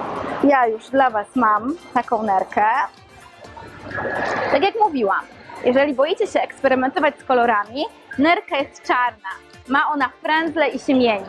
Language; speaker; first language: Polish; native; Polish